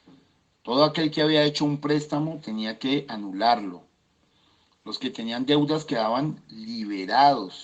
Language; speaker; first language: Spanish; native; Spanish